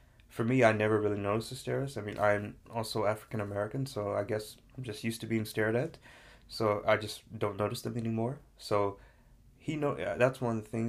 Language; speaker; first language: English; native; English